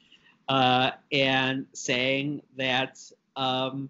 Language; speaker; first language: English; native; English